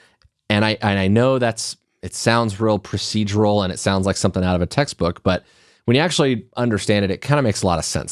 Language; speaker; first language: English; native; English